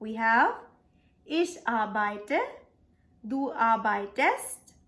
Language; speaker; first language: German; non-native, fluent; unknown